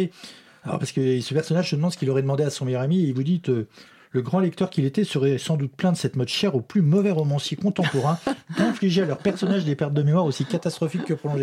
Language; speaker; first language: French; native; French